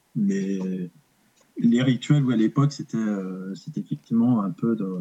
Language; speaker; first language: French; native; French